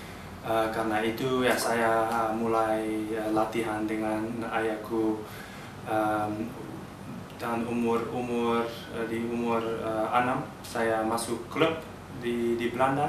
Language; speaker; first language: Indonesian; early bilingual, heritage; Dutch